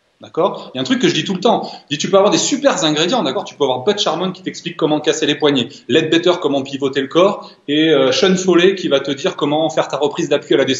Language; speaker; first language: French; native; French